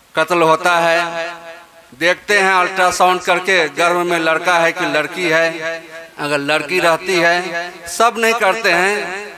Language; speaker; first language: Hindi; native; Hindi